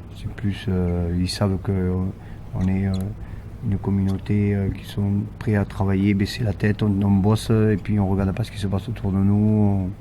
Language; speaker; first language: French; early bilingual, other home language; Portuguese